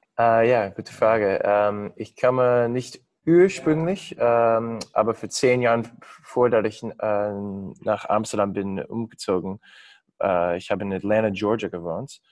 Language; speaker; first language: German; non-native, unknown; English